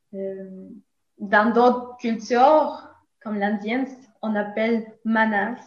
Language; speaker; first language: French; non-native, fluent; Spanish